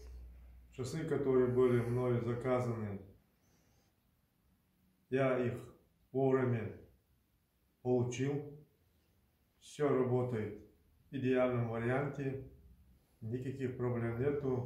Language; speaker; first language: Russian; non-native, local second language; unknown